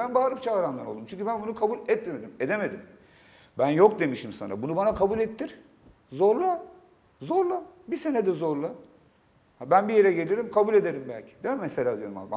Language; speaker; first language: Turkish; native; Turkish